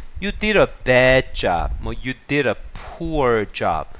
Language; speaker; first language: English; non-native, fluent; Korean